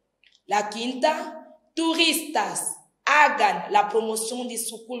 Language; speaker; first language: Spanish; non-native, fluent; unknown